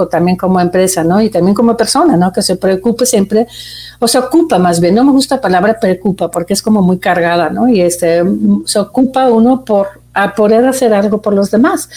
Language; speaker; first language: Spanish; non-native, fluent; Dutch